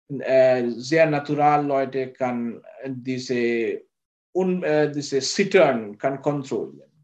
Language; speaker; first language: German; non-native, learner; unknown